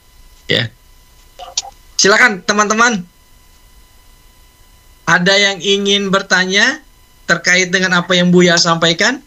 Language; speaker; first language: Indonesian; native; Indonesian